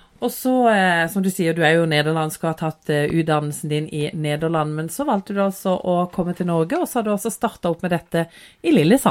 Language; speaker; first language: Norwegian; native; Norwegian